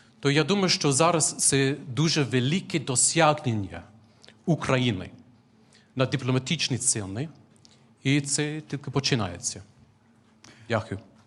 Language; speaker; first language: Ukrainian; non-native, fluent; English